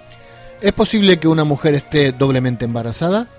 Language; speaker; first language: Spanish; native; Spanish